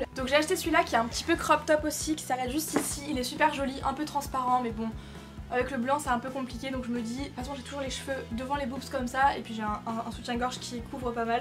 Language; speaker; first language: French; native; French